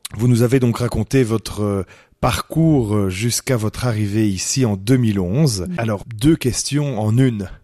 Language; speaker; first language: French; native; French